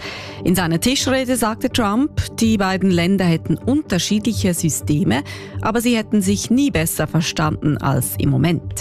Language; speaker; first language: German; native; German